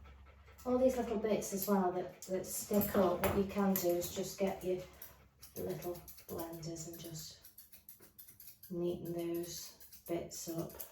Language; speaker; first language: English; native; English